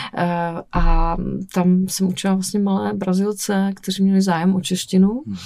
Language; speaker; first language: Czech; native; Czech